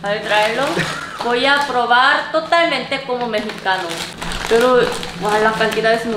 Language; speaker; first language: Spanish; non-native, learner; Korean